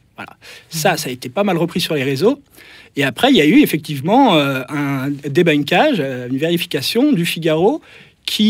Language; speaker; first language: French; native; French